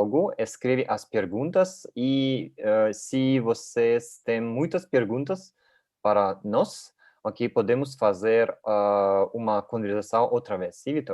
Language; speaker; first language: Portuguese; non-native, learner; Russian